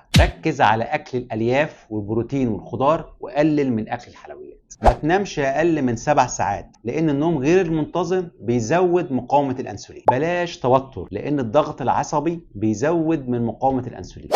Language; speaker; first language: Arabic; native; Arabic